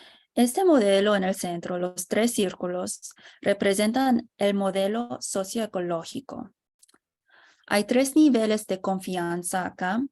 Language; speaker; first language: Spanish; non-native, fluent; English